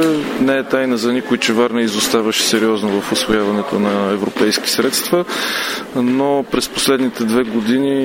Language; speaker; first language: Bulgarian; native; Bulgarian